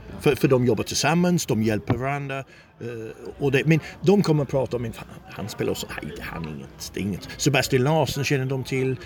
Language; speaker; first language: Swedish; non-native, fluent; English